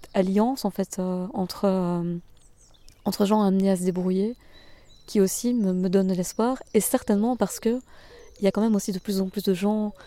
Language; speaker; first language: French; native; French